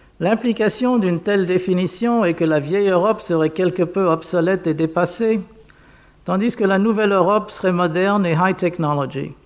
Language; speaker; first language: French; non-native, fluent; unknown